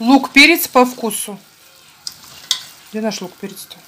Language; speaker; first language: Russian; non-native, local second language; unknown